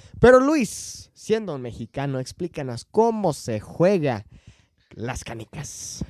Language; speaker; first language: Spanish; non-native, fluent; English